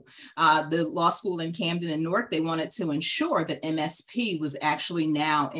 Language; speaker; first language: English; native; English